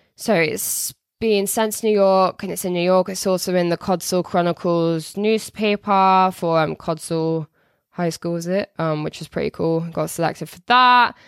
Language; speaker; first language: English; native; English